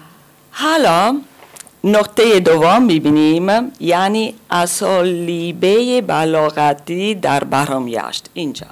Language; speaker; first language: Persian; non-native, learner; German